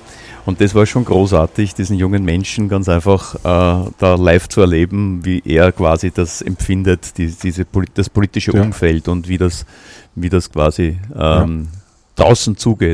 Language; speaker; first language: German; native; German